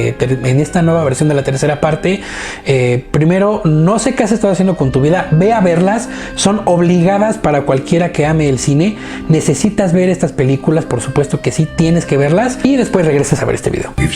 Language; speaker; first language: Spanish; native; Spanish